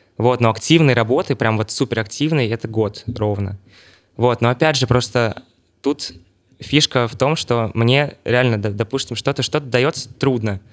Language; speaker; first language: Russian; native; Russian